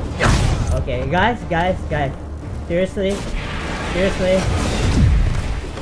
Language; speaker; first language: English; non-native, learner; Indonesian